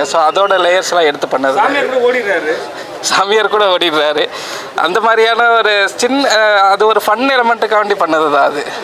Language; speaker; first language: Tamil; native; Tamil